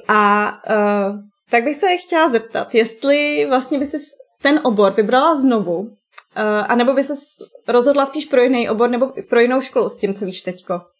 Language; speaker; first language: Czech; native; Czech